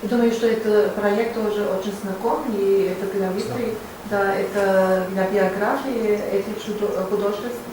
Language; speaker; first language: Russian; non-native, learner; German